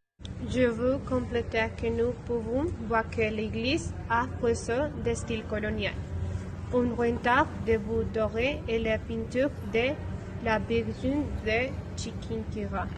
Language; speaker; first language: French; non-native, learner; Spanish